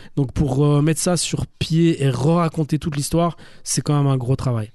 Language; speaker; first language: French; native; French